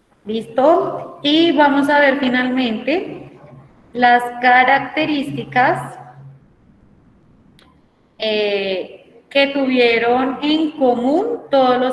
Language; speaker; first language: Spanish; native; Spanish